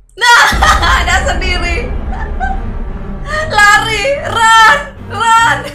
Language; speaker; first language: Indonesian; native; Indonesian